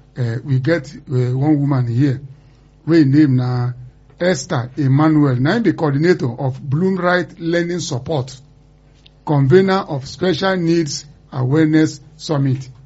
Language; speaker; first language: Nigerian Pidgin; non-native, local second language; Yoruba